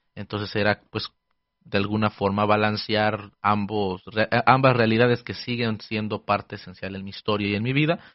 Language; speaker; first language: Spanish; early bilingual, heritage; Spanish